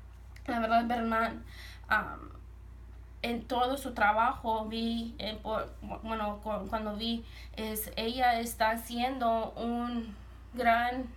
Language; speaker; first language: Spanish; early bilingual, heritage; Spanish